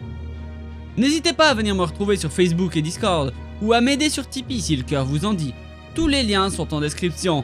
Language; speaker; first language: French; native; French